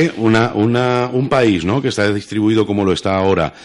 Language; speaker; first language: Spanish; native; Spanish